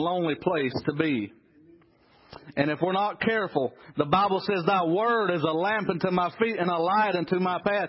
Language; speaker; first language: English; native; English